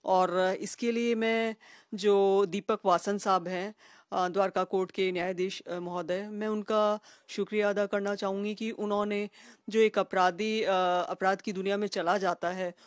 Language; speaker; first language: Hindi; native; Hindi